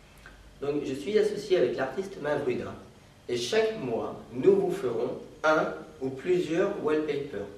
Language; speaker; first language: French; native; French